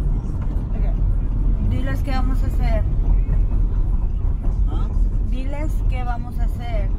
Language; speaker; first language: Spanish; early bilingual, other home language; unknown